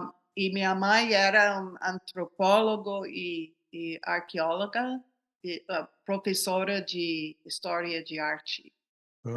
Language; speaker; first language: Portuguese; non-native, fluent; English